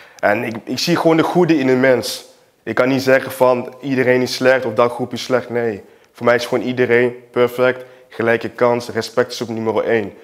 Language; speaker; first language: Dutch; early bilingual, other home language; Portuguese